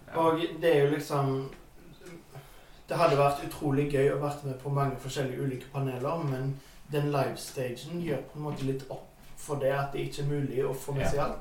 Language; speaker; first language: Norwegian; native; Norwegian